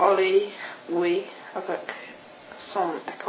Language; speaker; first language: French; non-native, learner; English